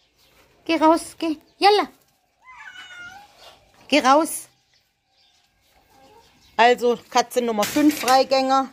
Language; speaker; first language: German; native; German